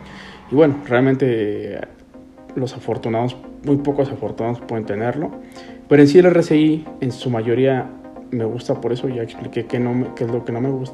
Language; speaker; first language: Spanish; native; Spanish